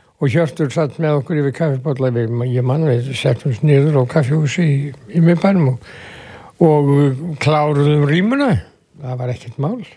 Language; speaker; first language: Icelandic; native; Icelandic